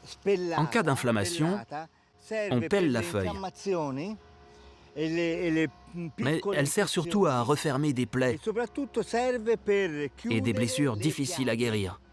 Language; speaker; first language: French; native; French